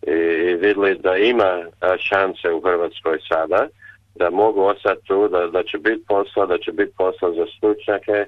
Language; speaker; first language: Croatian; early bilingual, heritage; Croatian